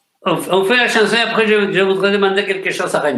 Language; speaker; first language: French; non-native, fluent; Spanish